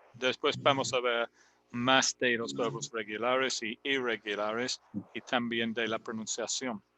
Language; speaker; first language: Spanish; non-native, fluent; English